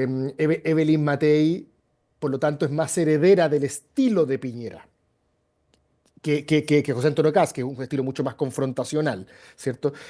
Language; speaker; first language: Spanish; native; Spanish